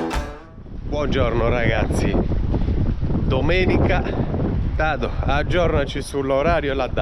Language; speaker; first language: Italian; native; Italian